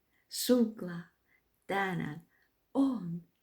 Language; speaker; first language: Finnish; non-native, learner; Russian